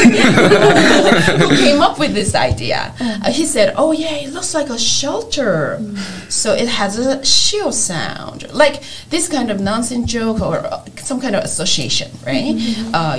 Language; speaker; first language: English; non-native, fluent; Korean